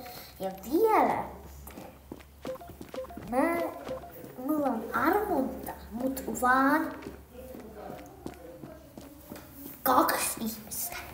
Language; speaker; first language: Finnish; early bilingual, other home language; Russian